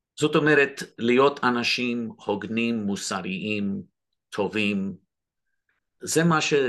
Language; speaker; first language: Hebrew; non-native, fluent; English